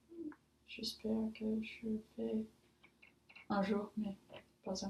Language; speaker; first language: French; non-native, learner; English